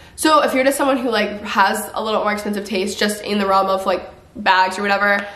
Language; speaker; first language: English; native; English